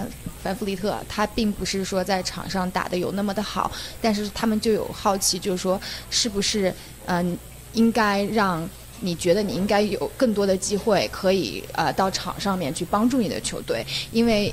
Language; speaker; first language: Chinese; native; Chinese